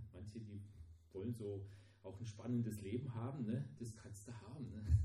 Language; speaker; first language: German; early bilingual, heritage; German